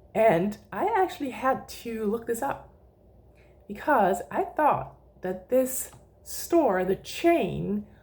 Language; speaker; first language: English; non-native, fluent; Danish